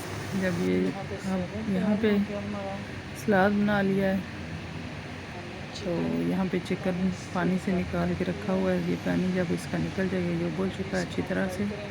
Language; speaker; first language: Hindi; native; Hindi